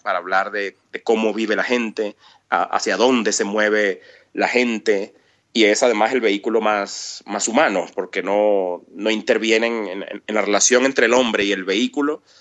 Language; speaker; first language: Spanish; native; Spanish